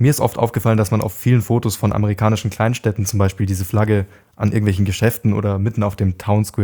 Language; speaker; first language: German; native; German